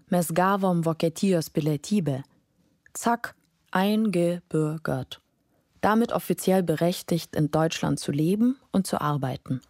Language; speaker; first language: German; non-native, fluent; Lithuanian